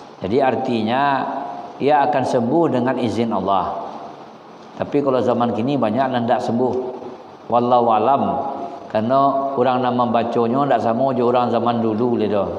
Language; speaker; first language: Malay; non-native, local second language; Minangkabau